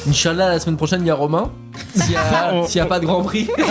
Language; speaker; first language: French; native; French